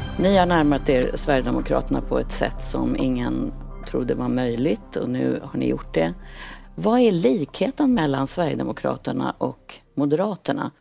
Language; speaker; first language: Swedish; native; Swedish